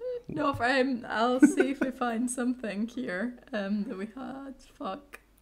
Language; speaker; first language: English; non-native, fluent; Greek